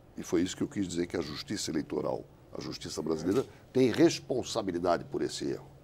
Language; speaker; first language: Portuguese; native; Portuguese